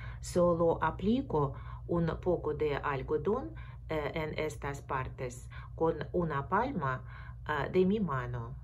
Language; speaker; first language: Spanish; non-native, fluent; Russian